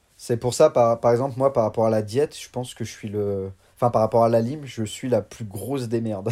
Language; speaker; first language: French; native; French